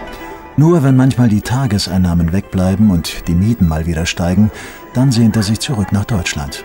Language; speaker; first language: German; native; German